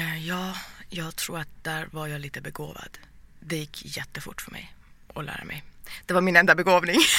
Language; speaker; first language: Swedish; early bilingual, other home language; Persian